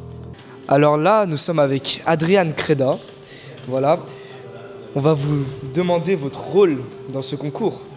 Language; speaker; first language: French; native; French